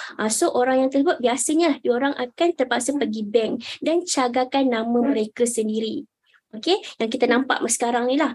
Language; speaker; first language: Malay; native; Malay